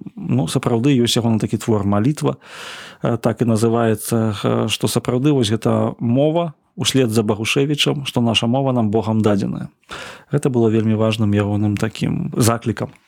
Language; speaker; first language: Belarusian; non-native, local second language; Russian